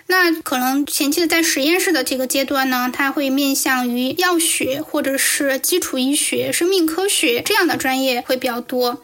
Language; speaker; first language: Chinese; native; Chinese